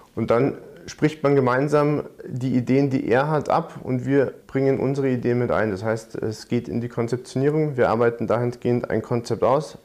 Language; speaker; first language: German; native; German